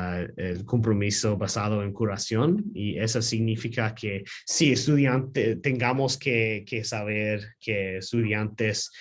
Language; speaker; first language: Spanish; non-native, learner; English